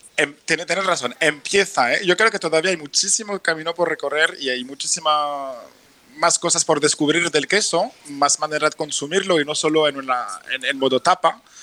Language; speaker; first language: Spanish; non-native, fluent; French